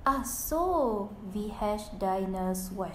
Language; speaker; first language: German; non-native, learner; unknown